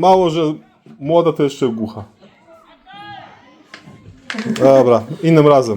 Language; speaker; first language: Polish; native; Polish